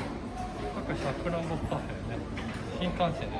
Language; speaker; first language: Japanese; native; Japanese